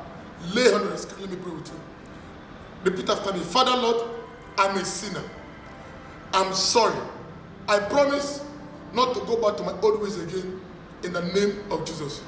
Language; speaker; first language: English; non-native, local second language; Igbo